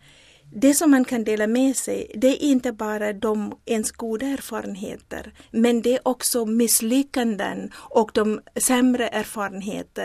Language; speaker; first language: Swedish; non-native, fluent; Zulu